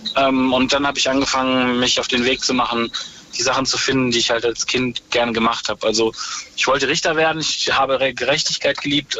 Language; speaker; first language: German; native; German